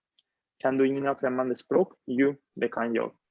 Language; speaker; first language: Swedish; non-native, fluent; Spanish